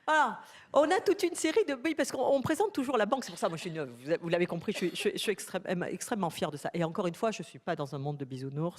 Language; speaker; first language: French; native; French